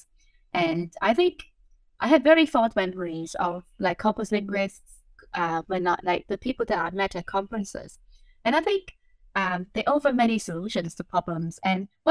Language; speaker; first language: English; non-native, local second language; Cantonese